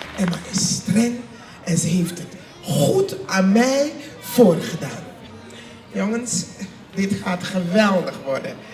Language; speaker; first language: Dutch; native; Dutch